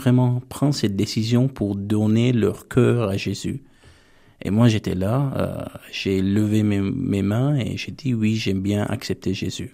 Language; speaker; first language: French; non-native, fluent; Armenian